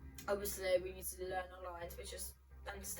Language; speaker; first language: English; native; English